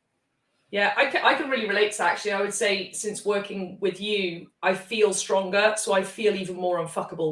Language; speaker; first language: English; native; English